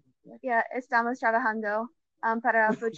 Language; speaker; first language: Spanish; non-native, learner; English